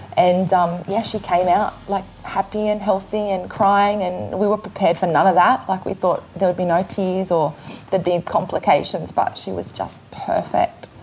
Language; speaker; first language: English; native; English